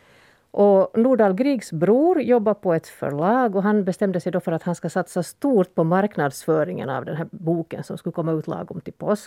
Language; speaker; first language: Swedish; native; Swedish